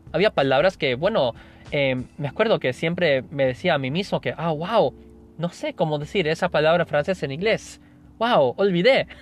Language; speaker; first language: Spanish; non-native, fluent; English